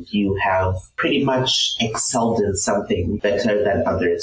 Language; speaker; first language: English; non-native, local second language; Shona